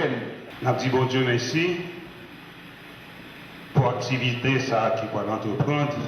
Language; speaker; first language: French; non-native, learner; Haitian Creole